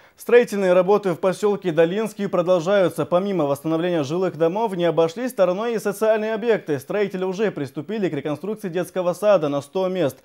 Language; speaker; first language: Russian; non-native, local second language; Chechen